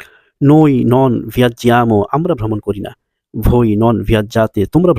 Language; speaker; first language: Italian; non-native, learner; Bangla